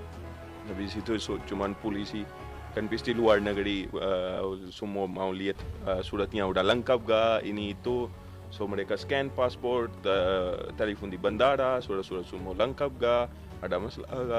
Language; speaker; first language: Indonesian; non-native, fluent; Urdu